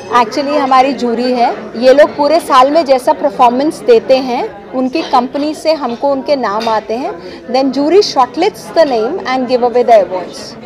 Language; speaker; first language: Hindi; native; Hindi